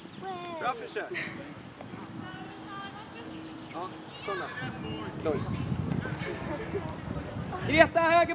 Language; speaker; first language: Swedish; native; Swedish